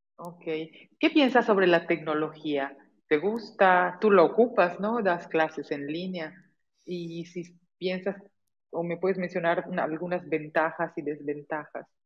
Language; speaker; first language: Spanish; native; Spanish